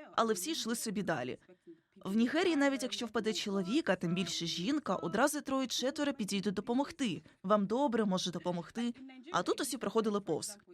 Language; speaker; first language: Ukrainian; non-native, fluent; Igbo